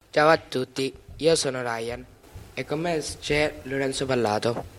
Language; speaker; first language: Italian; non-native, fluent; Bangla